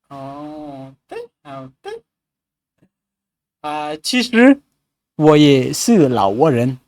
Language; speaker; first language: Chinese; non-native, fluent; Lao